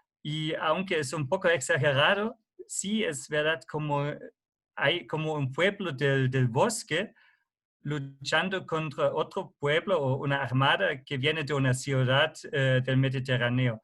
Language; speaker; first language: Spanish; non-native, fluent; German